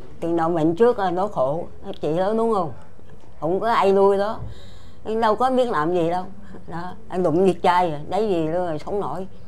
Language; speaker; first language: Vietnamese; non-native, local second language; Chinese